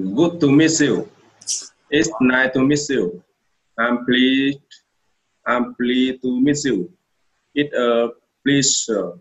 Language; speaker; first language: English; non-native, learner; Vietnamese